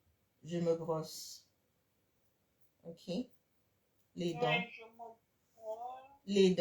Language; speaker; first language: French; non-native, fluent; English